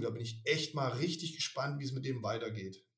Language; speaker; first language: German; native; German